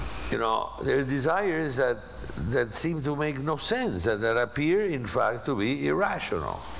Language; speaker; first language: English; non-native, local second language; Spanish